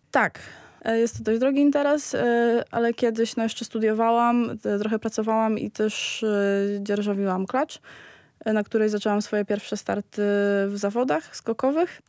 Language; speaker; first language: Polish; native; Polish